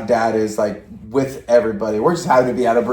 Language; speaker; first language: English; native; English